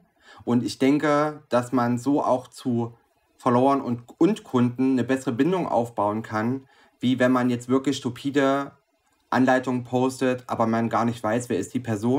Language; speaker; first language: German; native; German